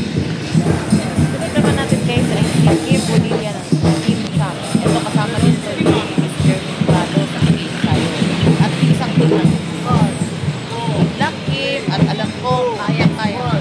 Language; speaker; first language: Filipino; native; Filipino